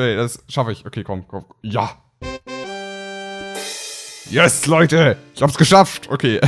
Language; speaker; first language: German; native; German